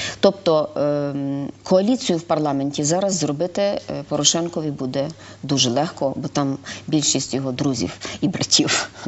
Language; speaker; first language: Ukrainian; native; Ukrainian